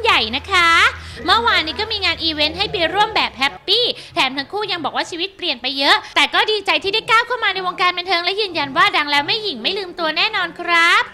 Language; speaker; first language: Thai; native; Thai